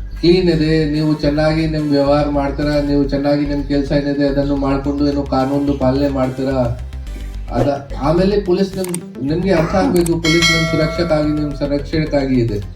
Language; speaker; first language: Kannada; non-native, fluent; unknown